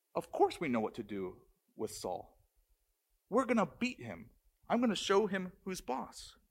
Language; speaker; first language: English; native; English